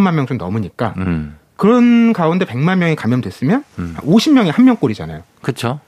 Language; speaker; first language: Korean; native; Korean